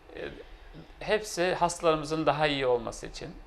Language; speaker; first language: Turkish; native; Turkish